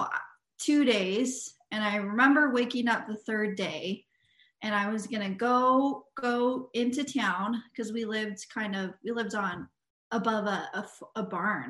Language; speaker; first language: English; native; English